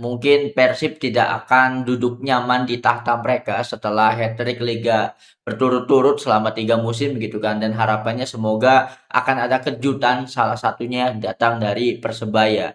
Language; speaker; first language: Indonesian; native; Indonesian